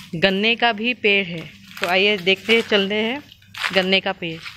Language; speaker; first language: Hindi; non-native, local second language; Assamese